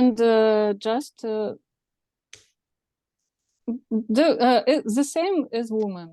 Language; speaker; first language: English; non-native, learner; Russian